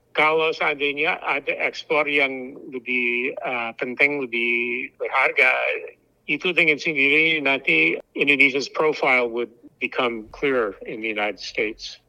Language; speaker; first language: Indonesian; non-native, fluent; English